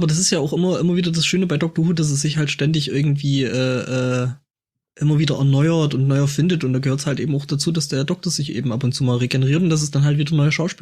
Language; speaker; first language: German; native; German